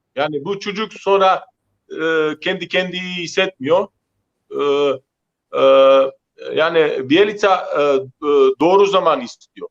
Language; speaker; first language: Turkish; non-native, learner; Croatian